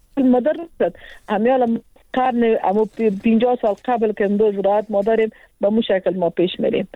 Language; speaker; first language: Persian; non-native, local second language; Pashto